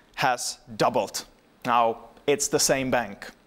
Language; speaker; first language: English; non-native, fluent; Czech